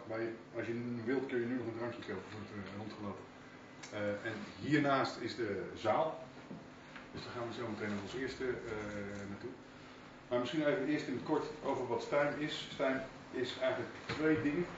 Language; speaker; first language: Dutch; native; Dutch